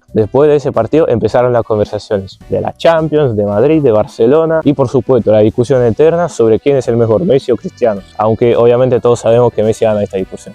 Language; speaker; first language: Spanish; non-native, fluent; Ukrainian